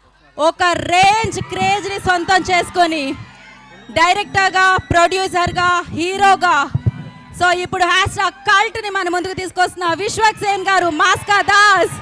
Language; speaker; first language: Telugu; native; Telugu